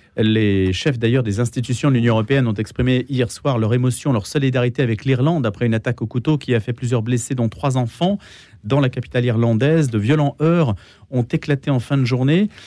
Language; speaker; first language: French; native; French